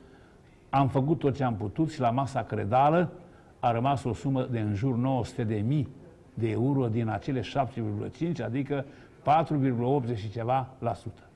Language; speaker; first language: Romanian; native; Romanian